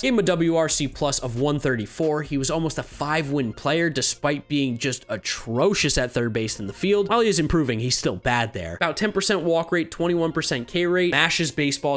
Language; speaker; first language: English; native; English